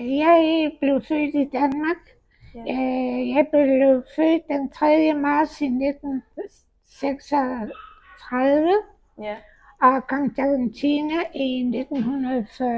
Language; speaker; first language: Danish; early bilingual, heritage; Danish